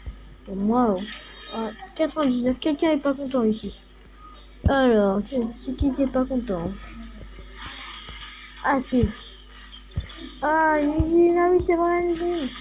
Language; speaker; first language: French; native; French